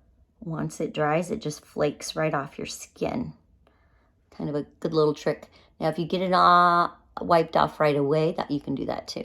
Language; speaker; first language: English; native; English